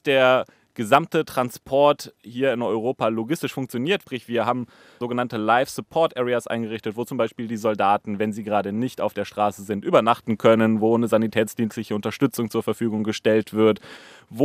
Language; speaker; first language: German; native; German